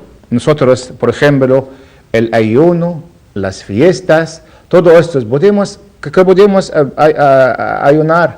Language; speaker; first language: Spanish; non-native, learner; Arabic